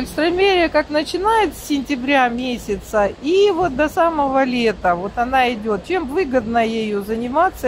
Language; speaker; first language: Russian; native; Russian